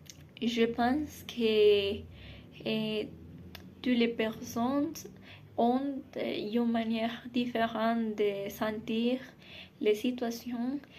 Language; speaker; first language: French; non-native, learner; Spanish